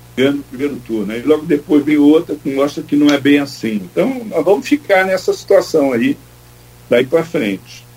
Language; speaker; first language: Portuguese; native; Portuguese